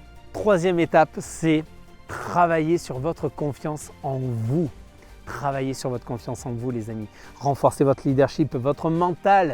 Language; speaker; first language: French; native; French